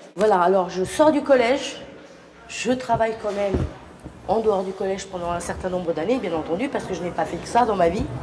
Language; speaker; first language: French; early bilingual, other home language; Portuguese